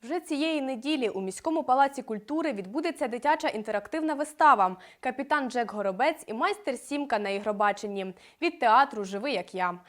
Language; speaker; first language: Ukrainian; native; Ukrainian